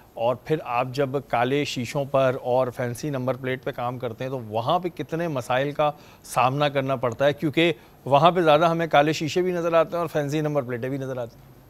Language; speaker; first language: Urdu; native; Urdu